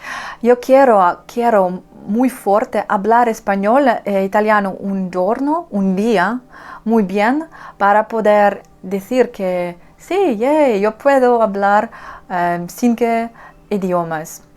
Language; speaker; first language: Spanish; non-native, learner; Russian